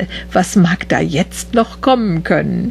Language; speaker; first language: German; native; German